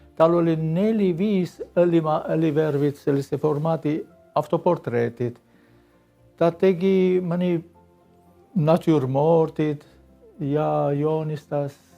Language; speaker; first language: Estonian; non-native, fluent; Armenian